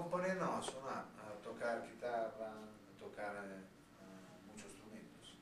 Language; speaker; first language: Spanish; non-native, learner; Italian